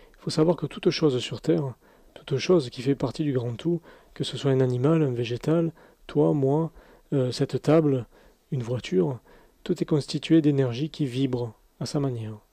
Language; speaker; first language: French; native; French